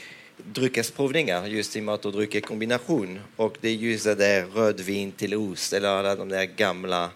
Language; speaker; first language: Swedish; non-native, fluent; French